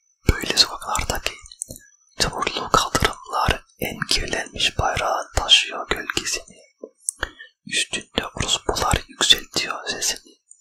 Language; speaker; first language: Turkish; non-native, fluent; English